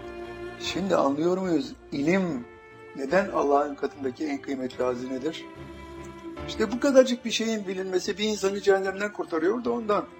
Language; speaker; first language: Turkish; native; Turkish